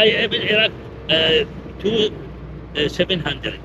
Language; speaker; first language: English; non-native, learner; Arabic